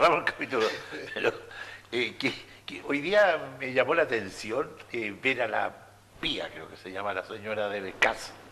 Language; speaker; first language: Spanish; native; Spanish